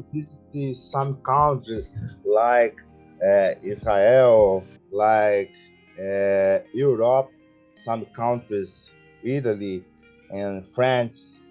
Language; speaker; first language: English; non-native, learner; Portuguese